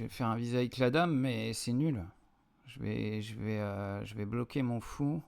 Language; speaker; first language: French; native; French